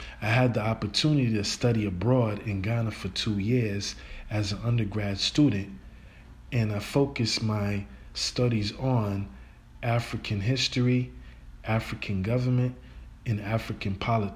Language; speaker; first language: English; native; English